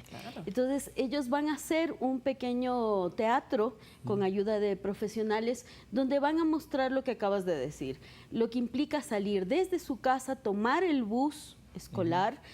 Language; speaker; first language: Spanish; native; Spanish